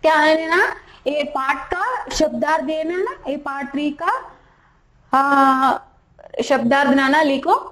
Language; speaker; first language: Hindi; non-native, local second language; Telugu